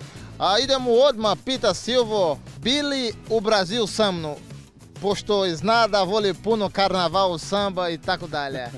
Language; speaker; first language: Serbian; non-native, learner; Portuguese